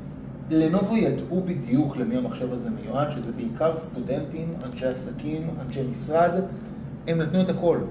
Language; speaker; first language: Hebrew; native; Hebrew